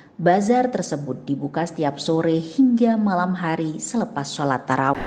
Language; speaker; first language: Indonesian; native; Indonesian